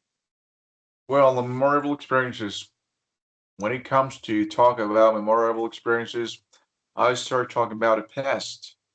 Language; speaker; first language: English; non-native, fluent; Spanish